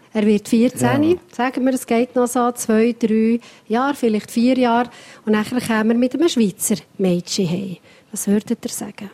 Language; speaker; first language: German; native; German